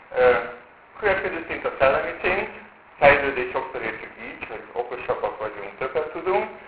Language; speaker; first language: Hungarian; native; Hungarian